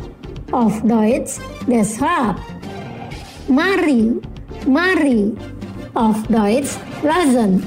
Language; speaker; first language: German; non-native, fluent; Indonesian